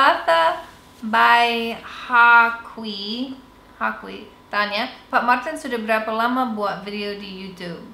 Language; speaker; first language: Indonesian; non-native, fluent; English